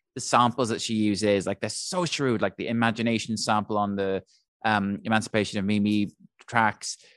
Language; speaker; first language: English; native; English